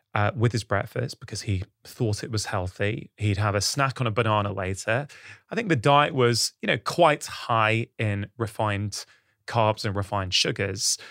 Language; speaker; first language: English; early bilingual, other home language; Hindi